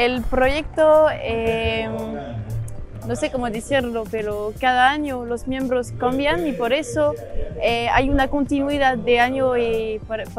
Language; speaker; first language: Spanish; non-native, learner; French